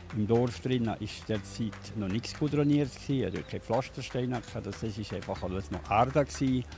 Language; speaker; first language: German; native; German